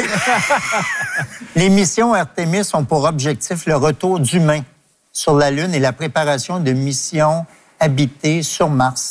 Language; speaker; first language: French; native; French